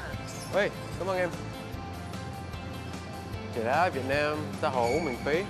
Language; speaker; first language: Vietnamese; non-native, fluent; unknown